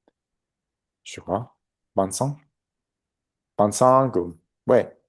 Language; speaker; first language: French; non-native, learner; Spanish